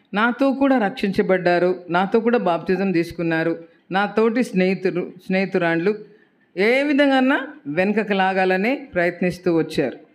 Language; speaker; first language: Telugu; native; Telugu